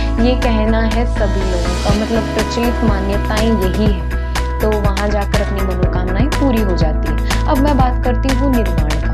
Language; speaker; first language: Hindi; native; Hindi